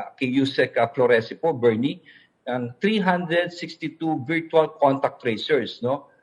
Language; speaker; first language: Filipino; native; Filipino